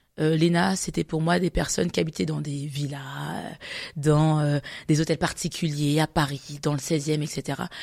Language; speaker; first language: French; native; French